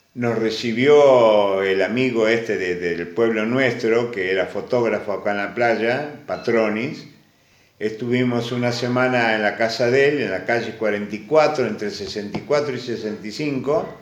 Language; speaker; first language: Spanish; early bilingual, other home language; Greek